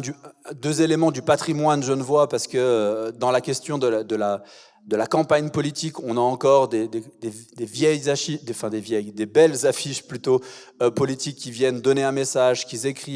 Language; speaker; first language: French; native; French